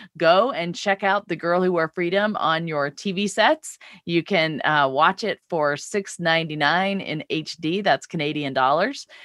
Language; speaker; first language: English; native; English